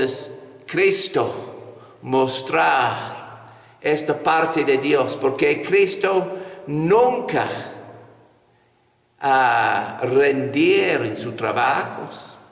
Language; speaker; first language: Spanish; non-native, fluent; English